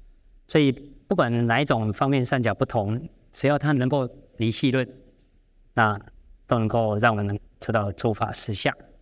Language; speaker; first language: Chinese; native; Chinese